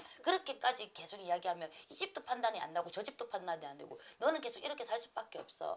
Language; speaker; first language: Korean; native; Korean